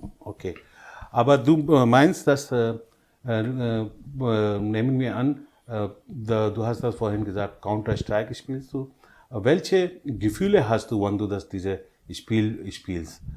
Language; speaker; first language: German; non-native, learner; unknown